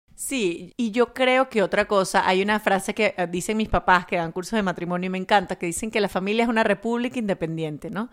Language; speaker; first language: Spanish; native; Spanish